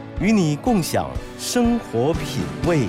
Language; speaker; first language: Chinese; native; Chinese